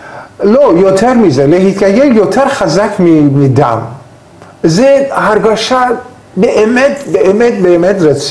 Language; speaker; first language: Hebrew; non-native, learner; Persian